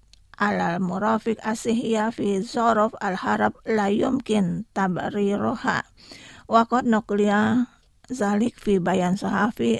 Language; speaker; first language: Arabic; non-native, fluent; Indonesian